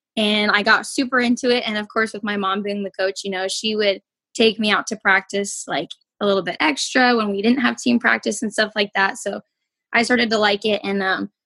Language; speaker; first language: English; native; English